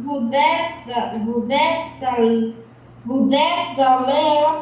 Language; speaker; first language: French; non-native, learner; Portuguese